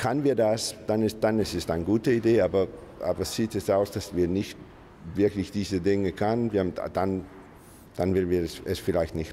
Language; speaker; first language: German; non-native, learner; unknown